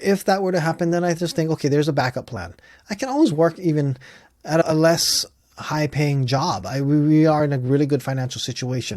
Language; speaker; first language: English; native; English